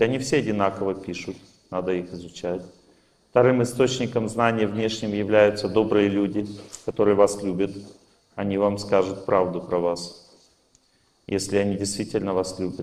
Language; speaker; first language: Russian; native; Russian